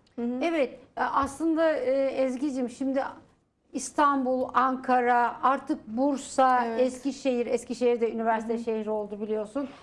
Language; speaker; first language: Turkish; native; Turkish